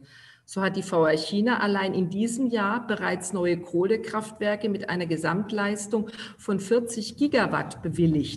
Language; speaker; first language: German; native; German